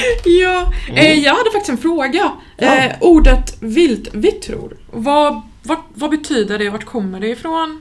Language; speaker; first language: Swedish; non-native, fluent; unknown